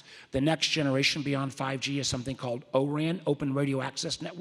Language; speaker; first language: English; native; English